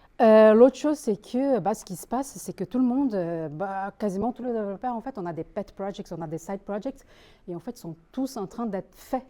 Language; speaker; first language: French; non-native, fluent; Portuguese